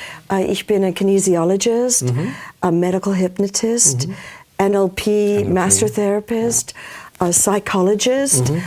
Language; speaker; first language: German; non-native, fluent; English